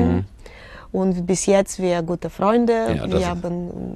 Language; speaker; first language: German; non-native, fluent; Russian